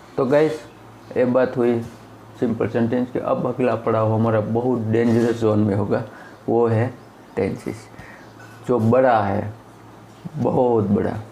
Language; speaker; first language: Hindi; non-native, local second language; Gujarati